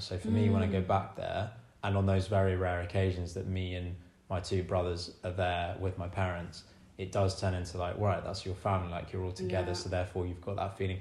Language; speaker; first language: English; native; English